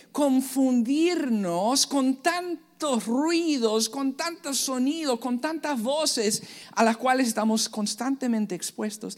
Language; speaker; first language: Spanish; native; Spanish